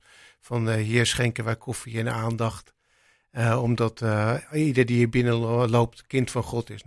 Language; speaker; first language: Dutch; native; Dutch